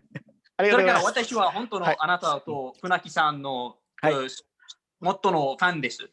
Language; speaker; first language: Japanese; non-native, learner; English